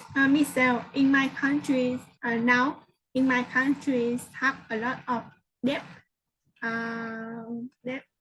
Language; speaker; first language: English; non-native, learner; Vietnamese